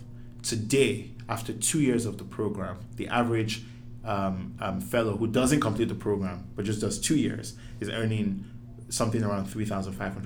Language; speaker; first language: English; non-native, local second language; Yoruba